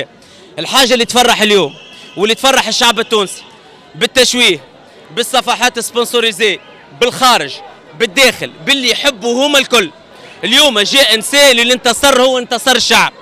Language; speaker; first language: Arabic; native; Arabic